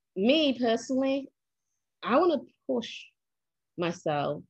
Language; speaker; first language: English; native; English